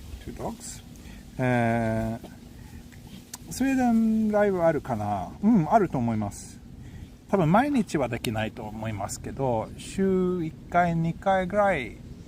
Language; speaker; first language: Japanese; non-native, fluent; Swedish